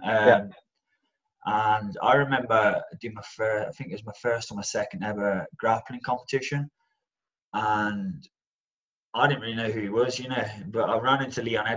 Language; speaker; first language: English; native; English